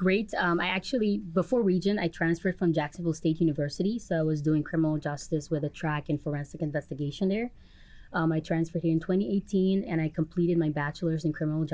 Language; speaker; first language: English; non-native, fluent; Papiamento